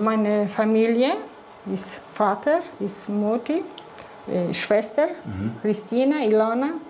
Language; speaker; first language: German; non-native, learner; Polish